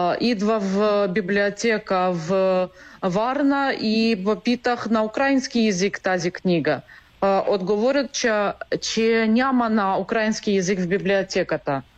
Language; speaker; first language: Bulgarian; non-native, learner; Ukrainian